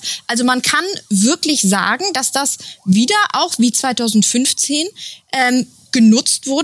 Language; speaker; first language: German; native; German